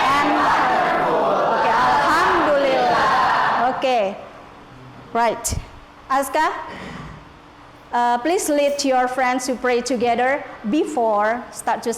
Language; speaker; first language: English; non-native, learner; Indonesian